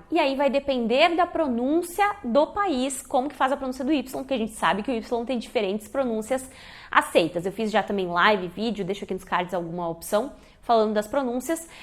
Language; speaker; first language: Portuguese; native; Portuguese